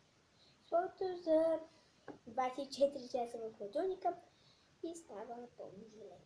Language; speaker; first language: Bulgarian; native; Bulgarian